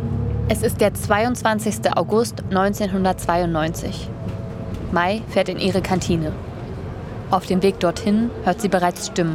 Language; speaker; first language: German; native; German